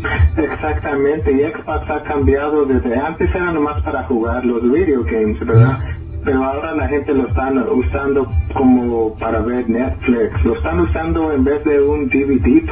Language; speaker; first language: Spanish; early bilingual, heritage; Spanish